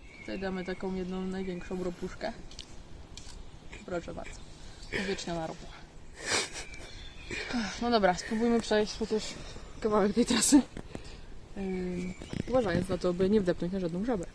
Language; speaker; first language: Polish; native; Polish